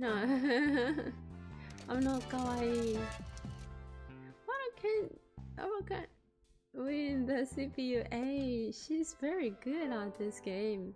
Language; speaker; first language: English; non-native, learner; Japanese